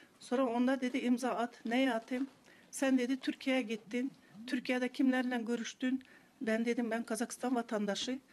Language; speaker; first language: Turkish; non-native, learner; Kazakh